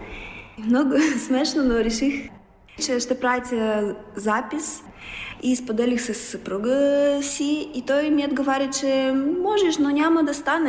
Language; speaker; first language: Bulgarian; non-native, learner; Russian